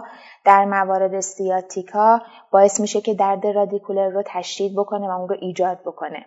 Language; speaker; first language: Persian; native; Persian